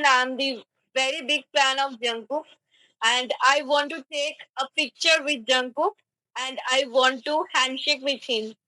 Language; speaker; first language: English; non-native, learner; Bangla